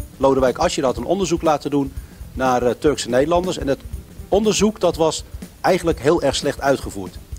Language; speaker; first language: Dutch; early bilingual, other home language; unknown